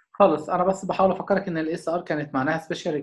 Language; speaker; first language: Arabic; native; Arabic